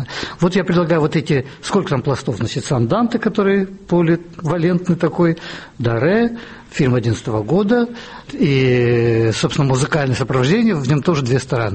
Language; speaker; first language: Russian; native; Russian